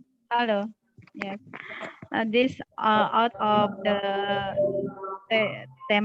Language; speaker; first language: English; non-native, learner; Indonesian